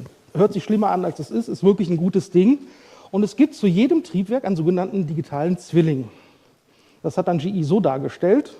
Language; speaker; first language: German; native; German